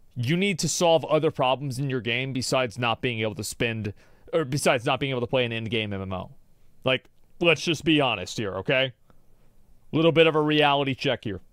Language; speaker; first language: English; native; English